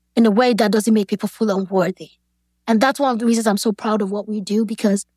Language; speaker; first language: English; non-native, local second language; Yoruba